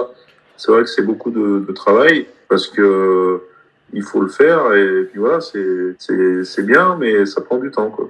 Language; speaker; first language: French; native; French